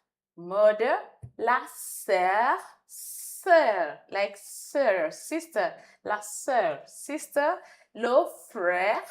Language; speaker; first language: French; non-native, fluent; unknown